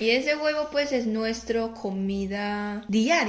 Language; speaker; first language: Spanish; non-native, fluent; Chinese